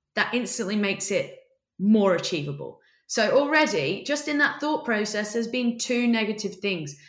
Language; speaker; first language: English; native; English